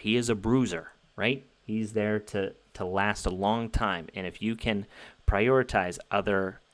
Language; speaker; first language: English; native; English